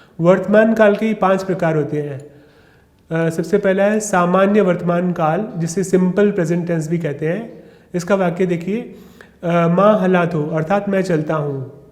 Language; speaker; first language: Hindi; non-native, local second language; Sindhi